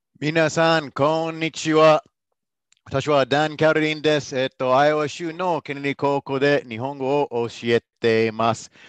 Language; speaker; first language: Japanese; non-native, fluent; English